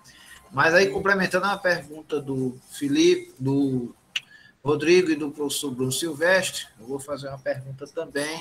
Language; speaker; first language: Portuguese; native; Portuguese